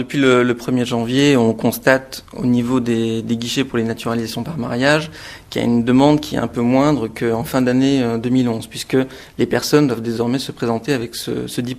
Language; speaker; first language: French; native; French